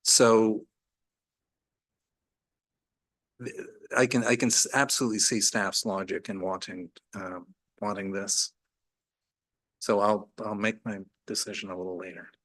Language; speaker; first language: English; native; English